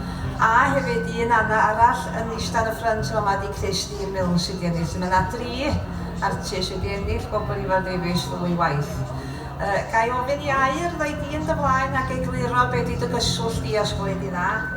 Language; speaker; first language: Welsh; native; Welsh